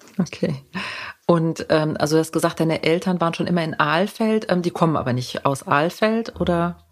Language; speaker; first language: German; native; German